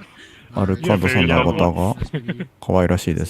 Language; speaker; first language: Japanese; native; Japanese